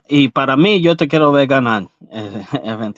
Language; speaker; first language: Spanish; early bilingual, heritage; English